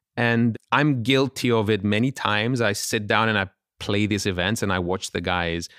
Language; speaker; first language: English; non-native, fluent; Greek